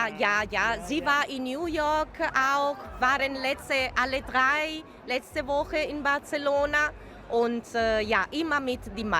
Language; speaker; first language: German; non-native, learner; Italian